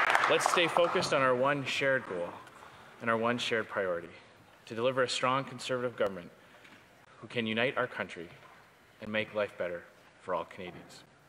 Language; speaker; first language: English; native; English